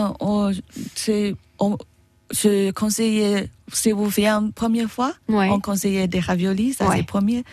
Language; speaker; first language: French; non-native, learner; Chinese